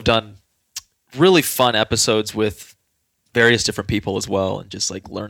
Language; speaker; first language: English; native; English